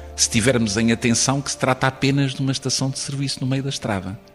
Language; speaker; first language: Portuguese; native; Portuguese